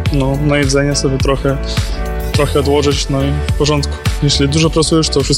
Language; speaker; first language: Polish; non-native, learner; Ukrainian